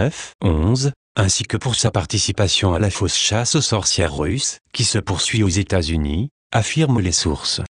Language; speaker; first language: French; native; French